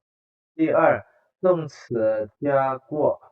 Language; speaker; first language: Chinese; non-native, fluent; Indonesian